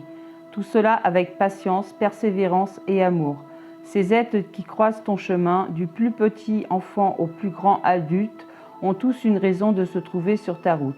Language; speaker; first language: French; native; French